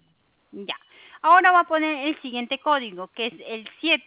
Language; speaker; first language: Spanish; native; Spanish